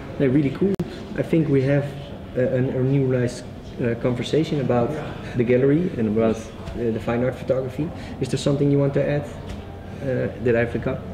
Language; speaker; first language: English; non-native, fluent; Dutch